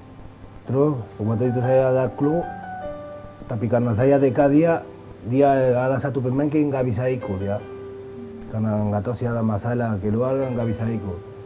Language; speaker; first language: Indonesian; non-native, fluent; Spanish